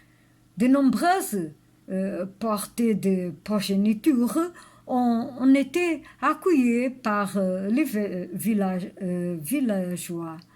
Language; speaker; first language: French; non-native, learner; Portuguese